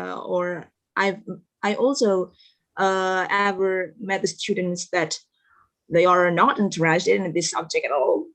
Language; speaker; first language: English; non-native, learner; Indonesian